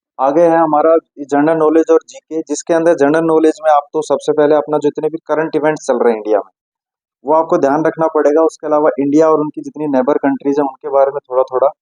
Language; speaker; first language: Hindi; native; Hindi